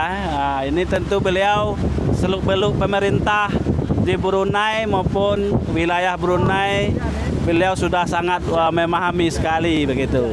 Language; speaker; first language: Indonesian; non-native, local second language; Minangkabau